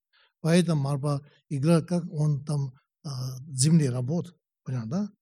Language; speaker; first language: Russian; non-native, learner; Tibetan